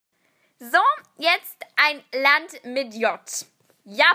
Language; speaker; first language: German; native; German